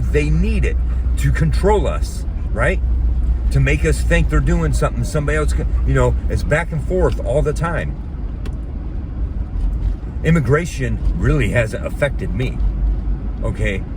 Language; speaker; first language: English; native; English